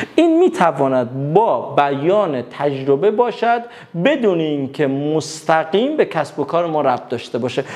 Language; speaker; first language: Persian; native; Persian